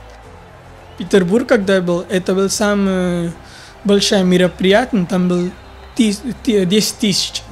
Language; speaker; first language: Russian; non-native, fluent; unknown